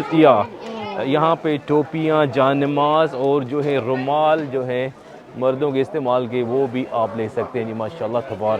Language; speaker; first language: Hindi; non-native, local second language; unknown